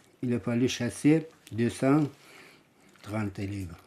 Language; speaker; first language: French; non-native, learner; Uzbek